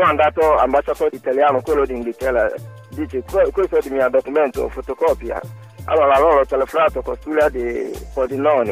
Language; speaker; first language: Italian; non-native, learner; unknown